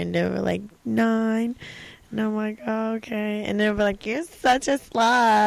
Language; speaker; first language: English; non-native, fluent; Portuguese